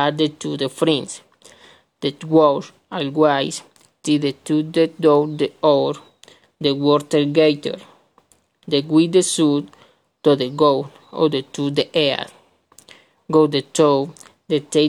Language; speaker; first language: English; non-native, learner; Spanish